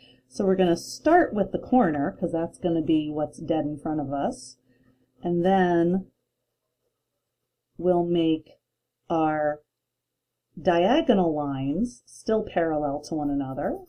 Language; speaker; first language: English; native; English